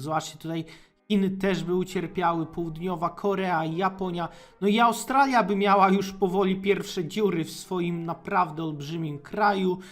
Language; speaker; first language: Polish; native; Polish